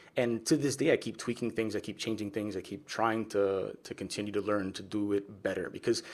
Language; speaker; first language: English; early bilingual, other home language; Spanish